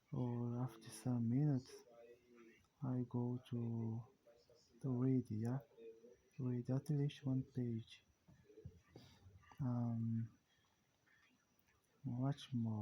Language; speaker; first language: English; non-native, learner; Portuguese